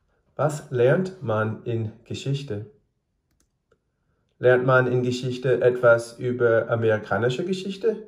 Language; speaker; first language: German; non-native, fluent; English